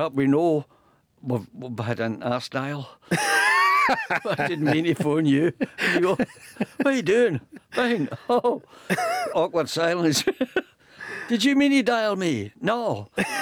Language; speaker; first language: English; native; English